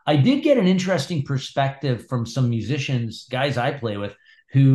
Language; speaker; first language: English; native; English